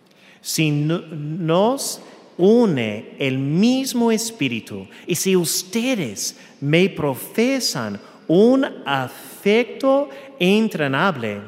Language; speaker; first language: Spanish; non-native, fluent; English